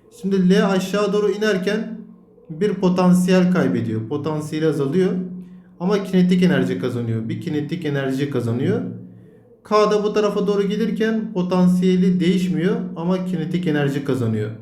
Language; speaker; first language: Turkish; native; Turkish